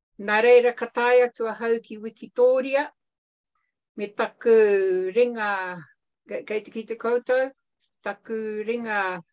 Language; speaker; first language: Māori; non-native, local second language; English